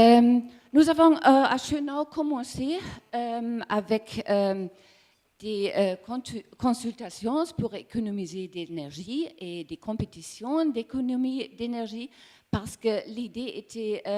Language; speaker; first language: French; non-native, learner; German